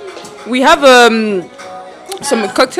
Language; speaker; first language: English; non-native, fluent; French